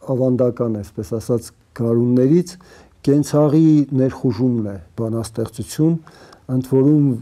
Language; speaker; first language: Armenian; native; Armenian